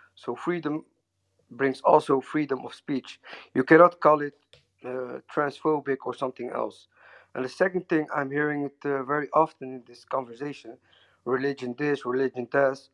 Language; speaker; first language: English; non-native, learner; Dutch